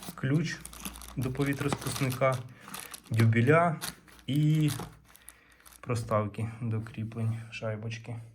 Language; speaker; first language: Ukrainian; native; Ukrainian